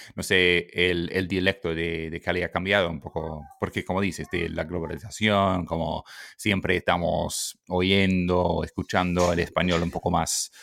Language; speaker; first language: Spanish; non-native, fluent; English